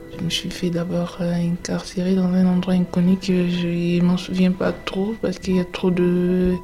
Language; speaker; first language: French; non-native, local second language; Lingala